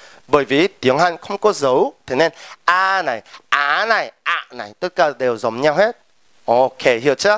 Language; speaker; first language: Vietnamese; non-native, fluent; Korean